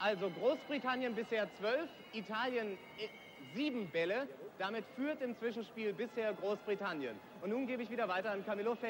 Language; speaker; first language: German; native; German